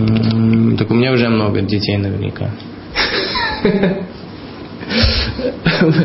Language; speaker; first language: Russian; early bilingual, heritage; Russian